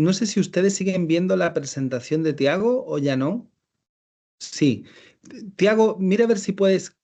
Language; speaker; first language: Spanish; native; Spanish